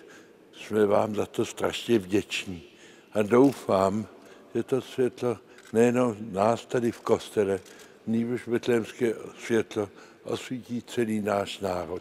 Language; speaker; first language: Czech; early bilingual, heritage; Czech